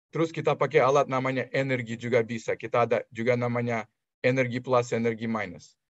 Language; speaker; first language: Indonesian; non-native, fluent; Russian